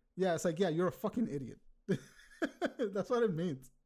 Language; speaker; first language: English; early bilingual, other home language; Spanish